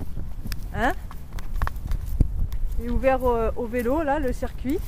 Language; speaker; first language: French; native; French